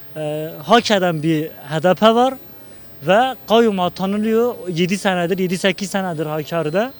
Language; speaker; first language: Turkish; non-native, local second language; Kurdish